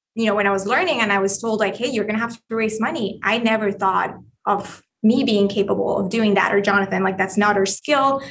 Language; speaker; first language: English; non-native, fluent; Spanish